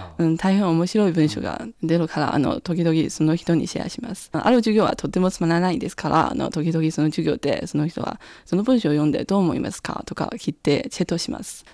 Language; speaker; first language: Japanese; non-native, learner; Chinese